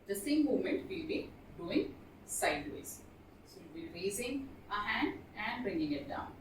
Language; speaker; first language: English; non-native, local second language; Marathi